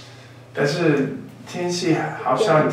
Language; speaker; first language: Chinese; non-native, learner; English